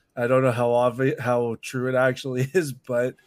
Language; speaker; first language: English; native; English